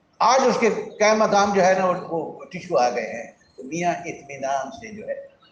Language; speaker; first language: Urdu; non-native, local second language; Punjabi